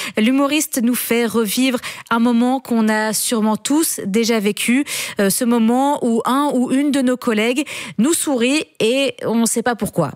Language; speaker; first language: French; native; French